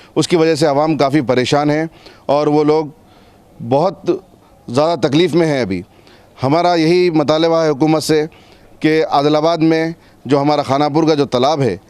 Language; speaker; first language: Hindi; non-native, local second language; Urdu